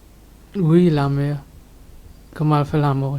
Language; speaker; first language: French; non-native, local second language; Morisyen